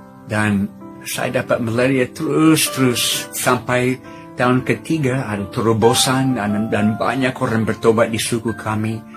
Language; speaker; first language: Indonesian; non-native, fluent; English